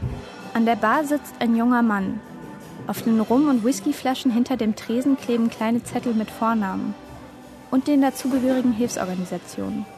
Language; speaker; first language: German; native; German